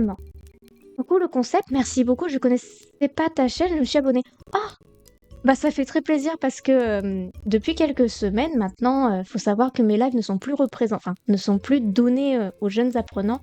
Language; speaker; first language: French; native; French